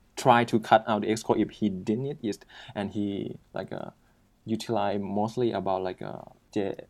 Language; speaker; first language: English; non-native, learner; Thai